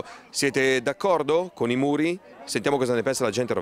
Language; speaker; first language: Italian; native; Italian